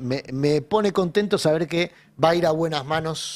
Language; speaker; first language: Spanish; native; Spanish